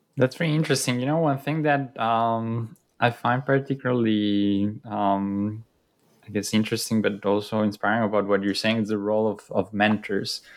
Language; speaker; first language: English; non-native, fluent; Spanish